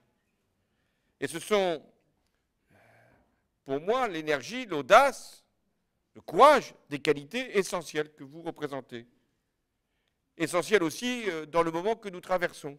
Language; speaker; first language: French; native; French